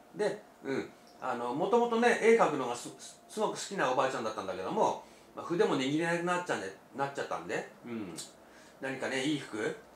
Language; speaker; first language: Japanese; native; Japanese